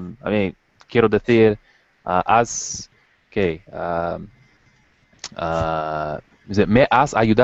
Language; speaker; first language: Spanish; non-native, learner; English